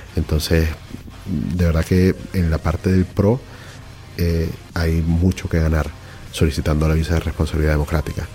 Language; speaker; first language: Spanish; native; Spanish